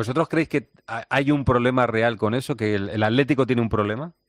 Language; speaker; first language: Spanish; native; Spanish